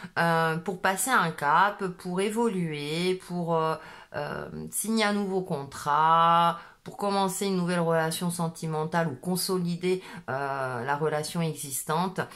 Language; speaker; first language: French; native; French